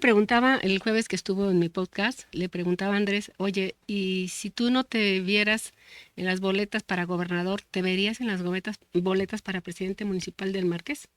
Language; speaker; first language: Spanish; native; Spanish